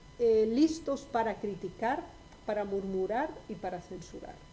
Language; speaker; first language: Spanish; native; Spanish